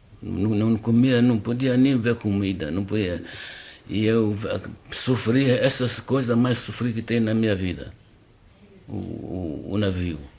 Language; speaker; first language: Portuguese; non-native, learner; Arabic